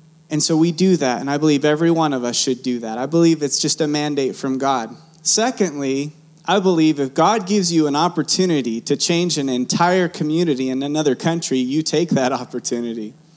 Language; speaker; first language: English; early bilingual, other home language; Spanish